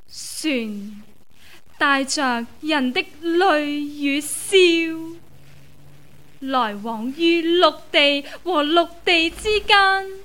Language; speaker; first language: Chinese; non-native, local second language; Cantonese